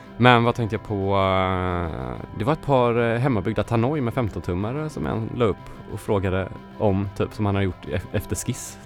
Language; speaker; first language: Swedish; native; Swedish